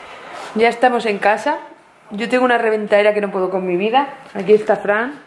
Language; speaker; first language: Spanish; native; Spanish